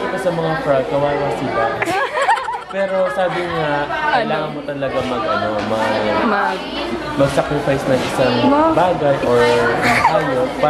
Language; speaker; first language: Filipino; non-native, local second language; Bikol